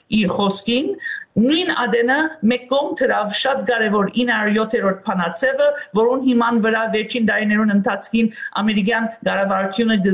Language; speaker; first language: Armenian; early bilingual, heritage; Armenian